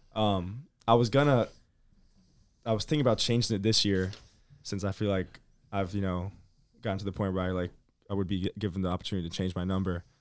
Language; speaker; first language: English; native; English